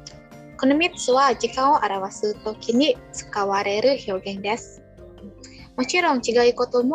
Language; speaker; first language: Japanese; non-native, learner; Indonesian